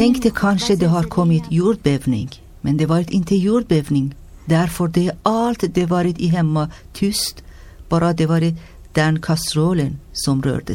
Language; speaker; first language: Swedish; non-native, fluent; Persian